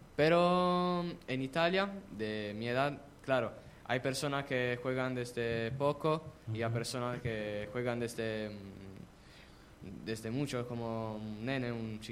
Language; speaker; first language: Spanish; non-native, learner; Italian